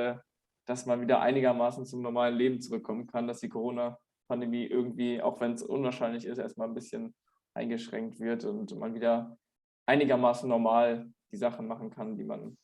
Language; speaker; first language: German; native; German